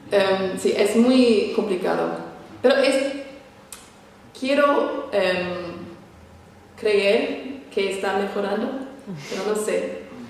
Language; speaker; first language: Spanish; non-native, fluent; English